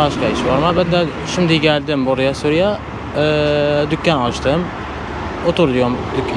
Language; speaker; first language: Turkish; non-native, learner; Arabic